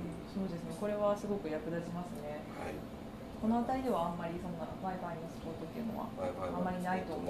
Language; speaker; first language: Japanese; native; Japanese